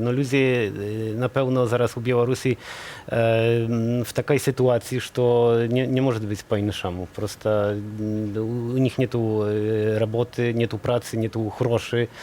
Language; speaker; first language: Polish; non-native, learner; Belarusian